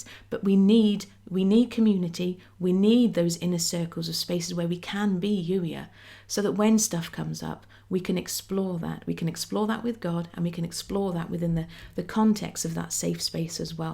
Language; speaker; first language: English; native; English